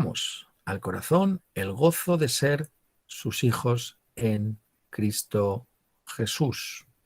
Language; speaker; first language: Spanish; native; Spanish